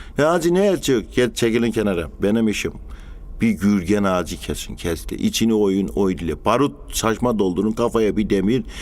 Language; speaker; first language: Turkish; native; Turkish